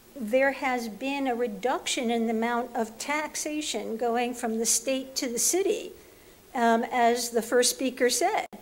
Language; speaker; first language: English; native; English